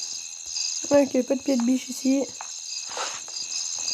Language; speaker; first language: French; native; French